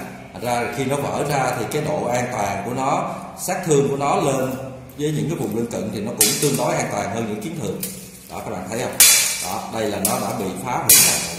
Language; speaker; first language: Vietnamese; native; Vietnamese